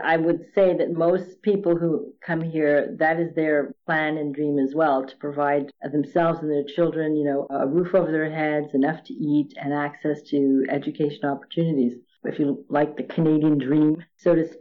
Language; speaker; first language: English; native; English